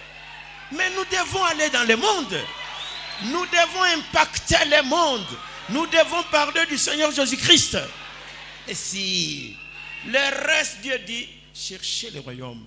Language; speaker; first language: French; non-native, local second language; Lingala